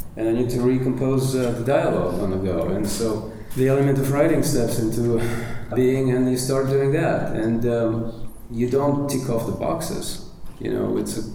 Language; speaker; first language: English; non-native, fluent; Russian